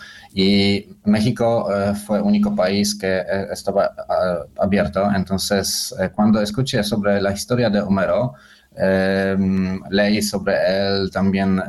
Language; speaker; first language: Spanish; non-native, fluent; Polish